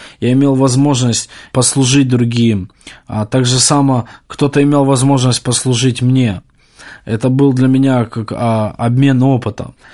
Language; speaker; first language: Russian; native; Russian